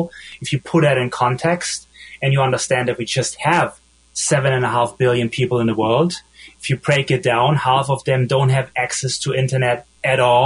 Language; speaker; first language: English; non-native, fluent; German